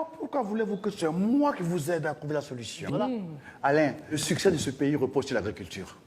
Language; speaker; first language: French; non-native, local second language; Dyula